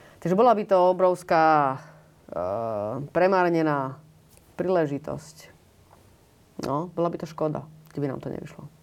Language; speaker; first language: Slovak; native; Slovak